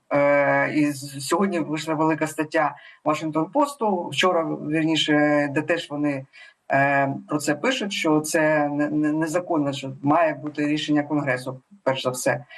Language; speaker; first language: Ukrainian; native; Ukrainian